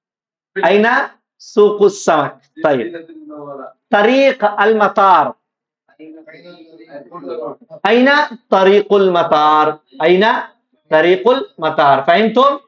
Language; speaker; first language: Arabic; non-native, fluent; Urdu